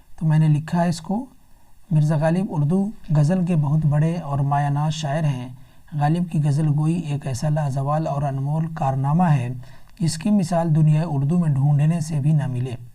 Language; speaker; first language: Urdu; native; Urdu